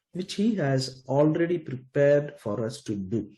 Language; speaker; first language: English; non-native, local second language; Tamil